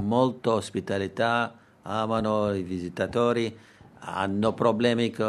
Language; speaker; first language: Italian; non-native, learner; Armenian